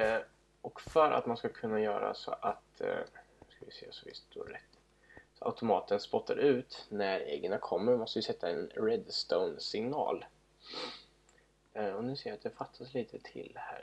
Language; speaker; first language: Swedish; native; Swedish